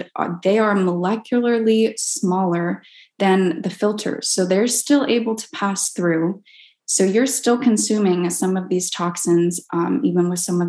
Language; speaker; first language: English; native; English